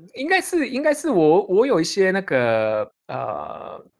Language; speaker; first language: Chinese; non-native, fluent; Japanese